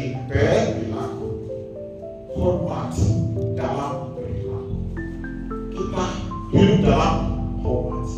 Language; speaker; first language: Indonesian; non-native, fluent; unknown